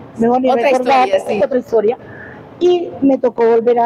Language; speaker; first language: Spanish; native; Spanish